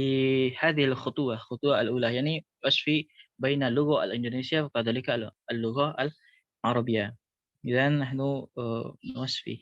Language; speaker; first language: Arabic; non-native, learner; Indonesian